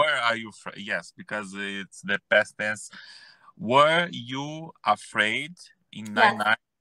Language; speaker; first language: English; non-native, learner; Portuguese